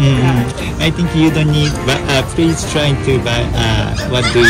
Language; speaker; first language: English; non-native, learner; Japanese